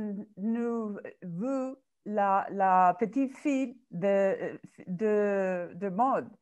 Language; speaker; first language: French; non-native, learner; Spanish